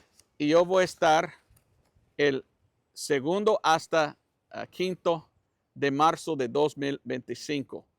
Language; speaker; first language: Spanish; non-native, fluent; English